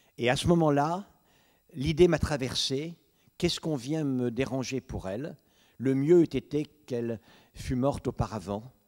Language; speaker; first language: French; native; French